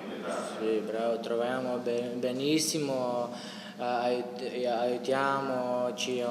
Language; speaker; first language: Italian; non-native, learner; Croatian